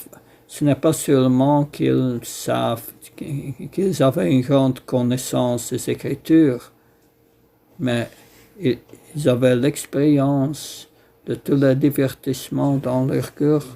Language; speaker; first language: French; non-native, fluent; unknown